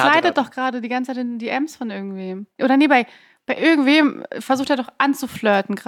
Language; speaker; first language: German; early bilingual, other home language; Persian